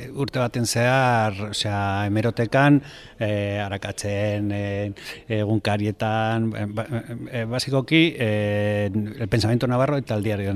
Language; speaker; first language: Basque; non-native, local second language; Spanish